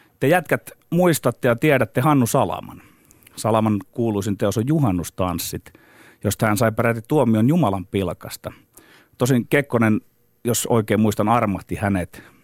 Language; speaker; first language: Finnish; native; Finnish